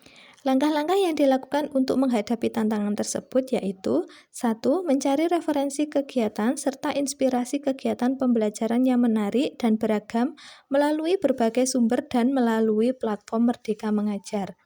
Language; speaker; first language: Indonesian; native; Indonesian